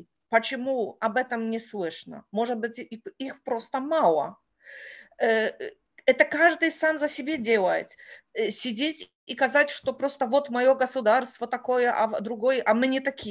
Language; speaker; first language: Russian; non-native, fluent; Polish